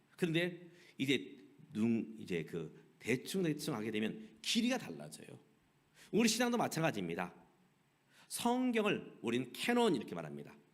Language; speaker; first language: Korean; native; Korean